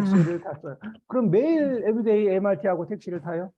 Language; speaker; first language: Korean; native; Korean